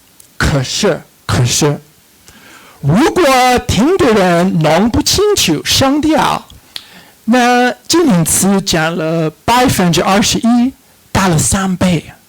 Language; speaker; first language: Chinese; non-native, fluent; English